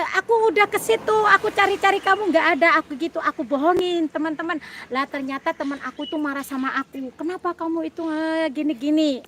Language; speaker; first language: Indonesian; non-native, local second language; Javanese